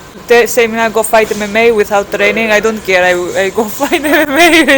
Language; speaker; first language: English; non-native, fluent; Greek